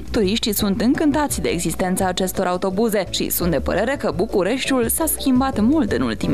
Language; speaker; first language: Romanian; native; Romanian